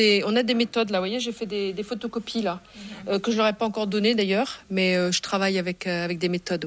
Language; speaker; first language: French; native; French